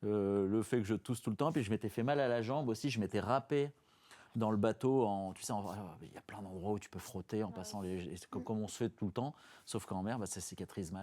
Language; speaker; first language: French; native; French